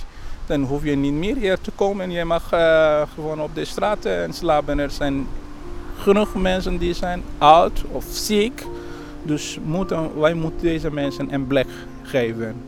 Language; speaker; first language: Dutch; non-native, learner; Somali